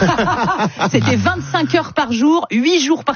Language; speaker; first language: French; native; French